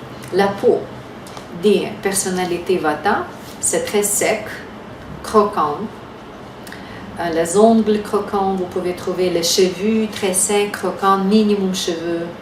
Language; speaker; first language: French; non-native, fluent; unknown